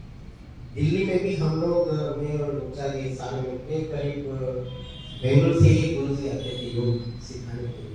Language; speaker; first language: Hindi; non-native, local second language; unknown